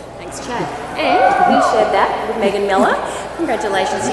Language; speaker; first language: English; native; English